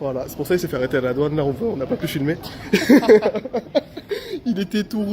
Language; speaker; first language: French; native; French